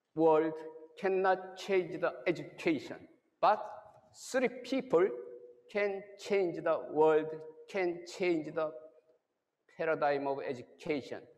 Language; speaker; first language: English; non-native, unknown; Korean